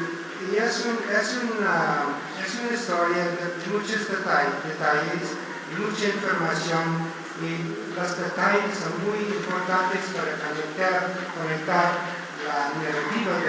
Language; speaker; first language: Spanish; non-native, learner; English